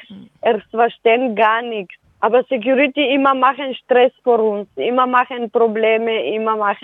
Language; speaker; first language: German; non-native, learner; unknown